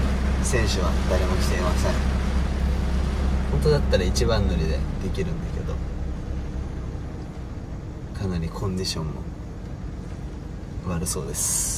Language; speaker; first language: Japanese; native; Japanese